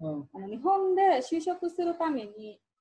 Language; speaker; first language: Japanese; non-native, fluent; Indonesian